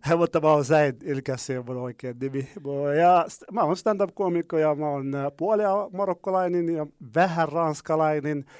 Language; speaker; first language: Finnish; non-native, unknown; Arabic